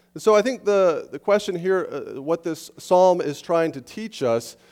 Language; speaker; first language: English; native; English